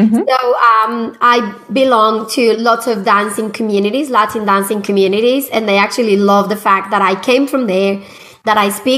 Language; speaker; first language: English; non-native, fluent; Spanish